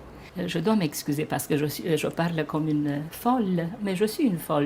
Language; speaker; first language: French; non-native, fluent; Romanian